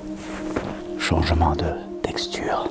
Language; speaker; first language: French; native; French